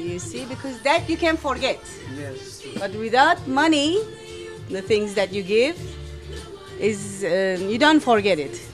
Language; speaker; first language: English; non-native, learner; Greek